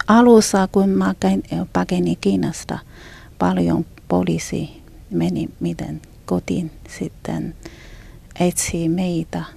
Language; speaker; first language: Finnish; non-native, learner; Chinese